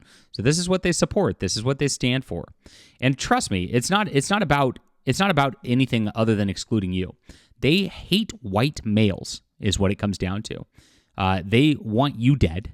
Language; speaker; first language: English; native; English